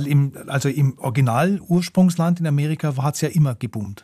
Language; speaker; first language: German; native; German